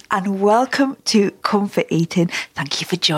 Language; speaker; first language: English; native; English